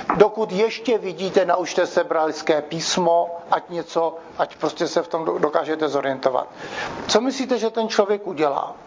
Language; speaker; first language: Czech; native; Czech